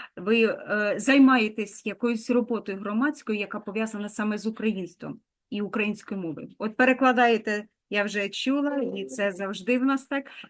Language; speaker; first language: Ukrainian; native; Ukrainian